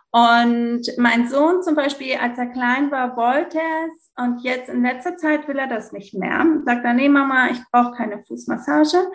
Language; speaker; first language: German; early bilingual, heritage; German